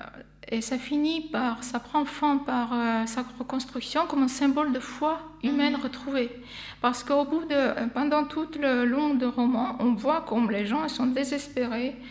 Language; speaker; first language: French; non-native, fluent; Armenian